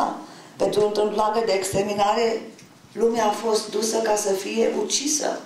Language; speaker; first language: Romanian; non-native, local second language; German